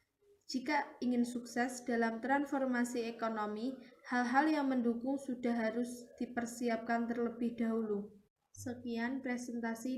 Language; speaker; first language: Indonesian; native; Indonesian